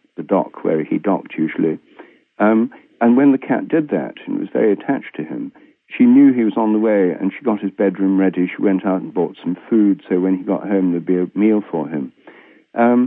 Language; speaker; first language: English; native; English